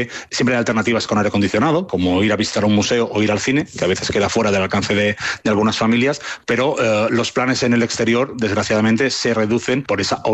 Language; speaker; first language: Spanish; native; Spanish